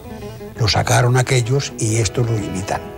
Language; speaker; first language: Spanish; native; Spanish